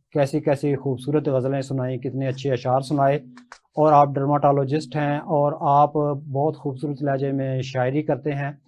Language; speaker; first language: Urdu; native; Urdu